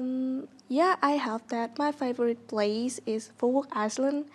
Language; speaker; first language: English; non-native, learner; Vietnamese